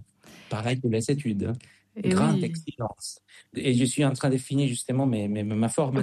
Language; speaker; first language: French; non-native, fluent; Spanish